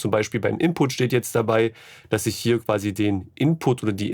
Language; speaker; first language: German; native; German